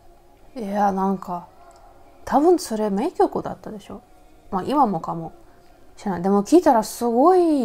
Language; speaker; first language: Japanese; non-native, learner; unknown